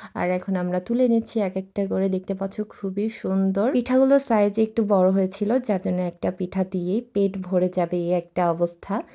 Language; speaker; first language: Bangla; non-native, local second language; Chakma